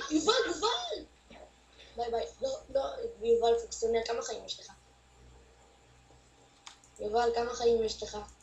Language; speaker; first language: Hebrew; native; Hebrew